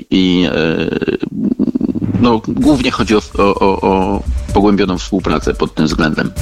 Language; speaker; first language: Polish; native; Polish